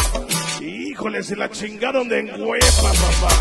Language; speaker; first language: Spanish; native; Spanish